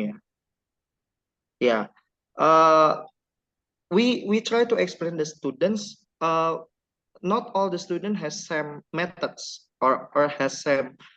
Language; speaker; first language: English; non-native, learner; Indonesian